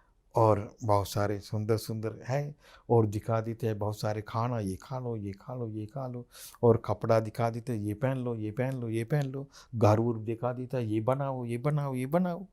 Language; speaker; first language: Hindi; non-native, fluent; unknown